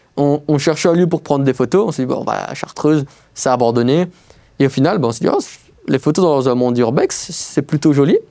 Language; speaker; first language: French; native; French